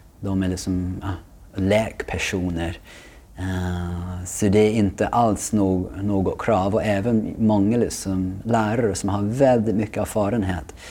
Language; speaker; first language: Swedish; non-native, fluent; English